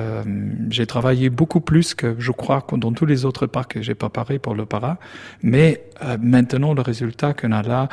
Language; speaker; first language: French; non-native, learner; German